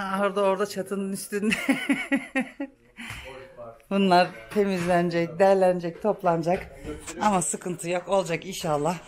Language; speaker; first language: Turkish; early bilingual, heritage; Turkish